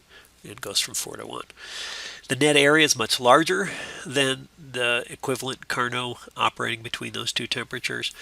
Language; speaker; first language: English; native; English